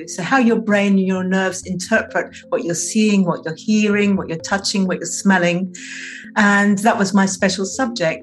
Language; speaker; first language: English; native; English